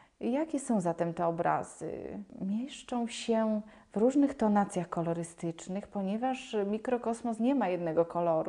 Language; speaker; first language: Polish; native; Polish